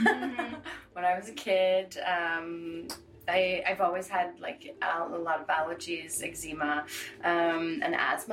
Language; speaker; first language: English; native; English